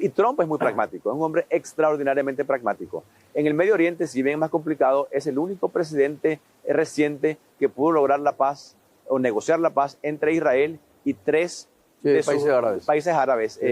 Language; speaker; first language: Spanish; native; Spanish